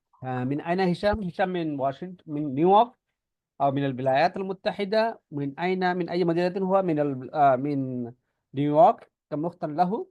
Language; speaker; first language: Arabic; non-native, fluent; Bangla